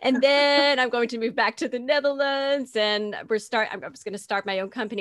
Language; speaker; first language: English; non-native, fluent; Dutch